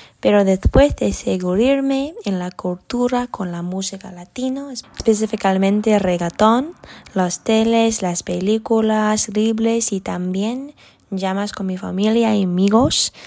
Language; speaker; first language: Spanish; non-native, learner; English